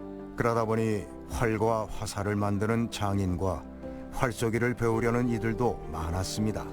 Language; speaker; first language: Korean; native; Korean